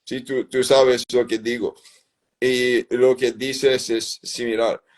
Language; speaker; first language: Spanish; non-native, learner; English